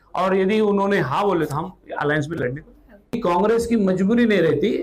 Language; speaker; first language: Hindi; non-native, local second language; Marathi